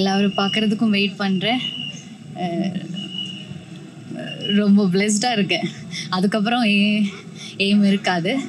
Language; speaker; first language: Tamil; non-native, learner; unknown